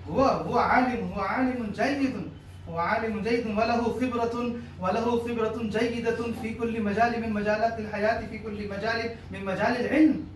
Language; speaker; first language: Arabic; non-native, fluent; Urdu